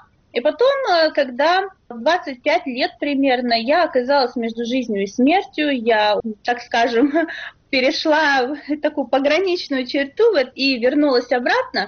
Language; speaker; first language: Russian; native; Russian